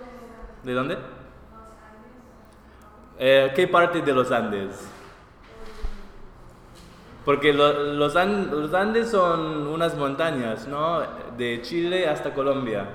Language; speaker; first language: Spanish; non-native, fluent; English